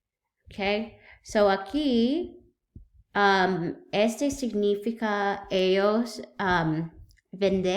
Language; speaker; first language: Spanish; non-native, learner; English